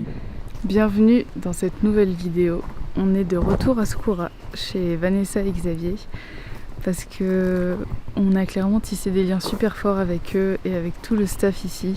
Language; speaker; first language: French; native; French